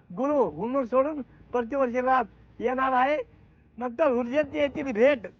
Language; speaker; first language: Marathi; non-native, local second language; Kannada